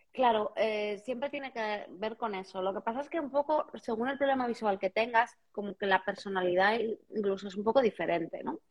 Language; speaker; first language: Spanish; native; Spanish